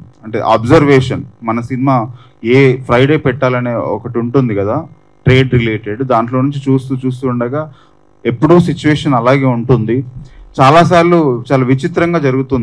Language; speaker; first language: Telugu; native; Telugu